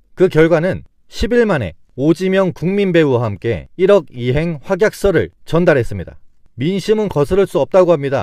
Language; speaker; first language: Korean; native; Korean